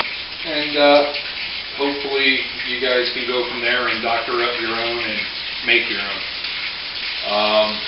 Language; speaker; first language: English; native; English